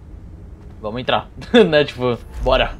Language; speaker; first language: Portuguese; native; Portuguese